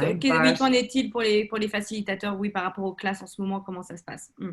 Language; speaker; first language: French; native; French